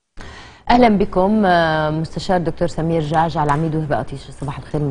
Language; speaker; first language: Arabic; native; Arabic